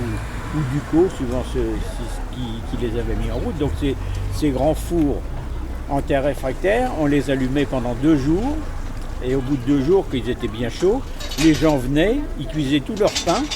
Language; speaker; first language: French; native; French